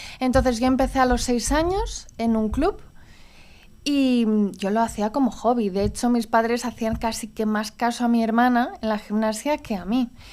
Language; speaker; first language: Spanish; early bilingual, heritage; Spanish